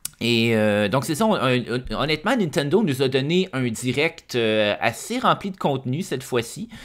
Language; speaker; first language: French; native; French